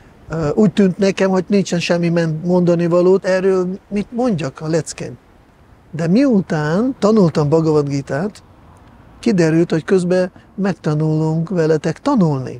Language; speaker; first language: Hungarian; non-native, fluent; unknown